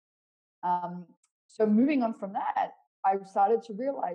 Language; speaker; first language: English; native; English